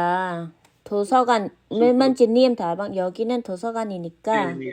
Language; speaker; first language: Korean; non-native, fluent; Khmer